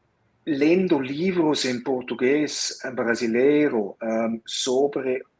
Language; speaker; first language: Portuguese; non-native, fluent; Swiss German